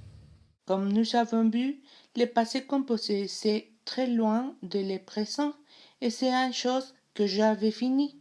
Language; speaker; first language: French; non-native, learner; Spanish